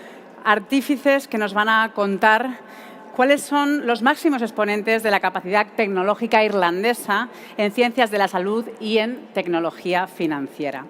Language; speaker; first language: Spanish; native; Spanish